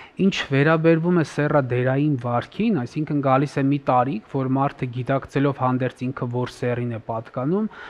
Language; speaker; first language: Armenian; native; Armenian